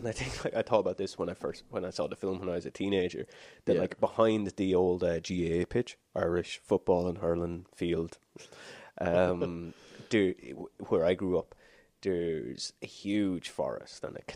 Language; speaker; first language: English; native; English